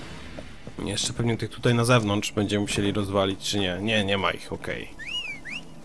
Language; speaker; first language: Polish; native; Polish